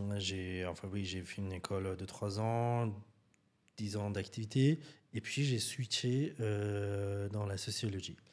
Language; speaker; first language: French; non-native, fluent; Persian